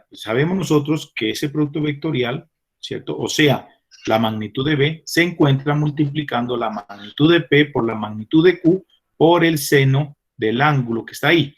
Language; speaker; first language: Spanish; native; Spanish